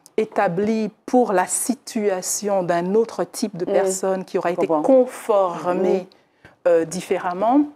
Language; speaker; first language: French; native; French